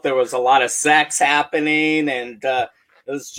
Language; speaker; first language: English; native; English